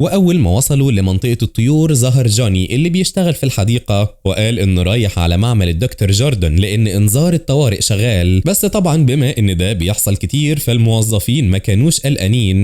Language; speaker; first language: Arabic; native; Arabic